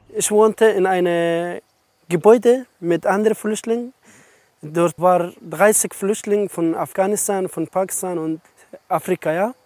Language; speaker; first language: German; non-native, learner; Persian